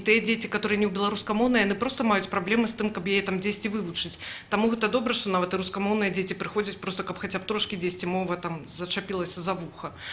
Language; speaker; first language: Belarusian; non-native, local second language; Russian